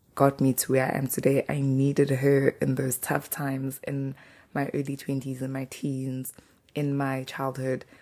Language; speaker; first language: English; non-native, local second language; Zulu